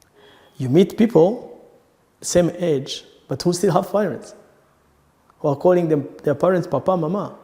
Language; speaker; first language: English; non-native, local second language; Kinyarwanda